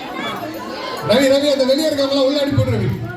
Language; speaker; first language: Tamil; native; Tamil